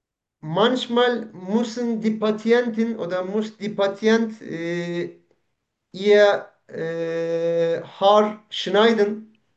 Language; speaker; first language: German; non-native, learner; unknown